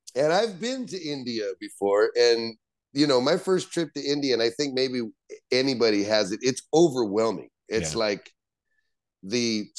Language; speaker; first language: English; native; English